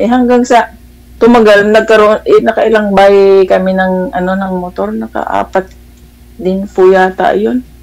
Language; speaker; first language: Filipino; non-native, local second language; Iloko